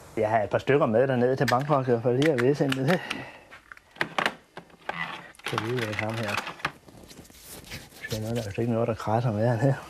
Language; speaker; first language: Danish; native; Danish